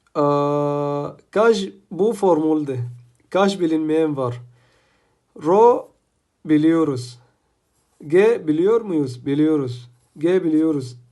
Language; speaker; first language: Turkish; non-native, fluent; Arabic